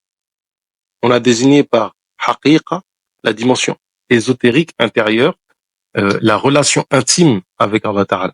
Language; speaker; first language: French; non-native, local second language; Wolof